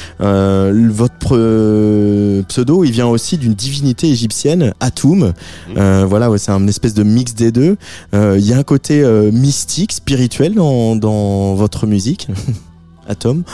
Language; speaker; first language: French; native; French